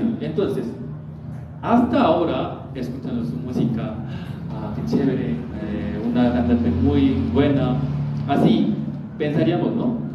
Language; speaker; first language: Spanish; non-native, learner; Korean